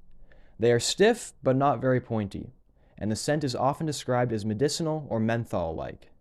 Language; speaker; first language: English; native; English